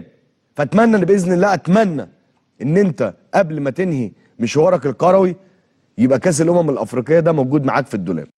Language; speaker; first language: Arabic; native; Arabic